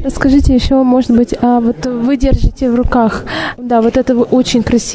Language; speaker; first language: Russian; native; Russian